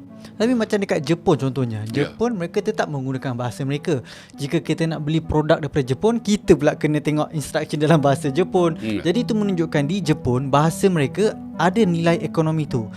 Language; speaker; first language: Malay; native; Malay